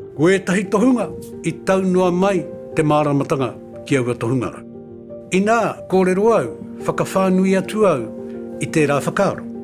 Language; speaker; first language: Māori; native; Māori